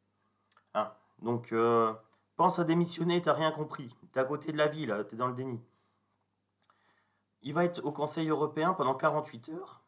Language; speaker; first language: French; native; French